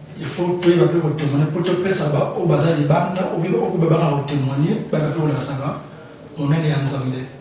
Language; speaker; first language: Lingala; native; Lingala